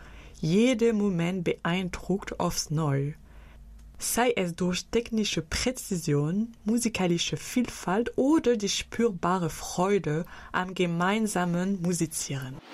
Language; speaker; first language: German; native; German